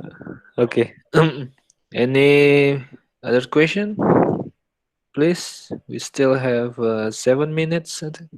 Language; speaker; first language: English; non-native, learner; Indonesian